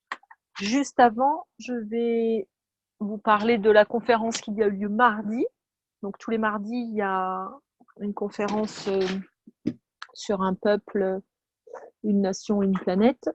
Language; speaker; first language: French; native; French